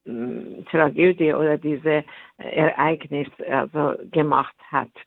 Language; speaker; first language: German; non-native, fluent; Persian